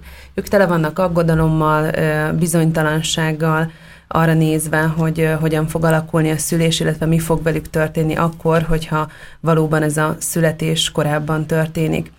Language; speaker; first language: Hungarian; native; Hungarian